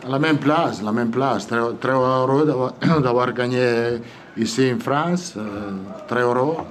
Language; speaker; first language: French; non-native, fluent; Italian